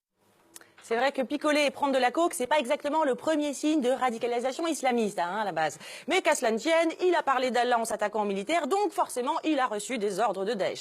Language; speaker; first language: French; native; French